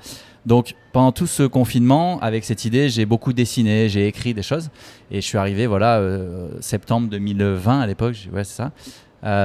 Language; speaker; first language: French; native; French